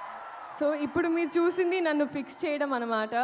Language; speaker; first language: Telugu; non-native, fluent; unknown